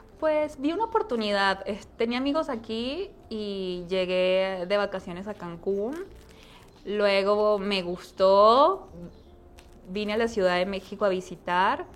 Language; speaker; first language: Spanish; native; Spanish